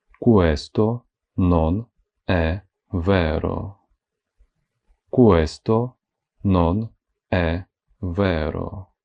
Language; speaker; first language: Italian; non-native, fluent; Ukrainian